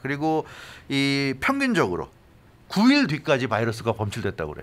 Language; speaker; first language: Korean; native; Korean